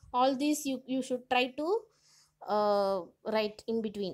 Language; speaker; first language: English; non-native, local second language; Tamil